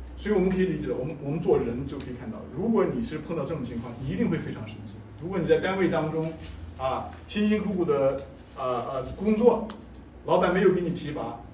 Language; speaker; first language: Chinese; native; Chinese